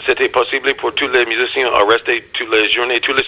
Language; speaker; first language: French; non-native, learner; English